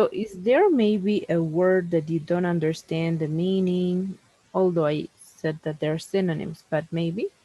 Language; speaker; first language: English; non-native, fluent; Spanish